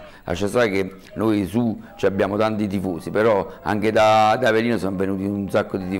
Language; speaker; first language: Italian; native; Italian